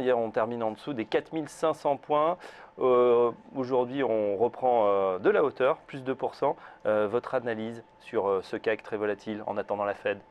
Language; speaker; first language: French; native; French